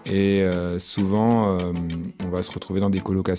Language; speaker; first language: French; native; French